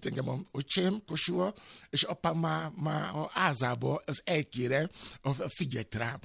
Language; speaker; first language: Hungarian; non-native, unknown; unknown